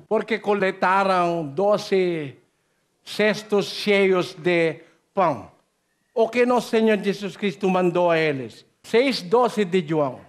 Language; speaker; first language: Portuguese; non-native, learner; Filipino